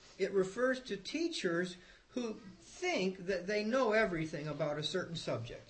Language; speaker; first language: English; native; English